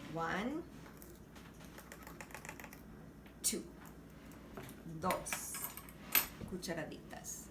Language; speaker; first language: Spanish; non-native, learner; English